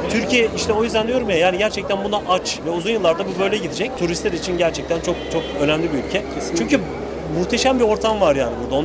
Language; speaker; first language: Turkish; native; Turkish